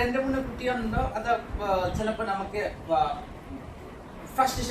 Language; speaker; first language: Malayalam; non-native, learner; Assamese